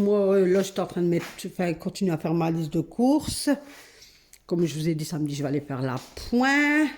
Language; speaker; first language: French; native; French